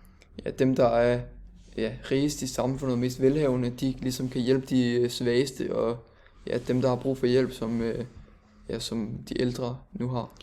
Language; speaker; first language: Danish; native; Danish